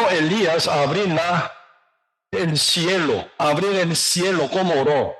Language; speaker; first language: Spanish; non-native, learner; Korean